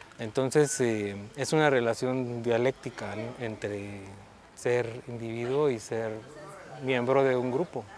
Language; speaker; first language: Spanish; native; Spanish